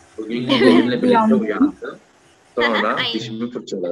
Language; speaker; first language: Turkish; native; Turkish